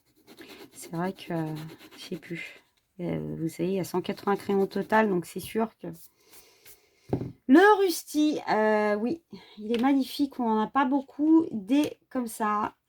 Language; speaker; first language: French; native; French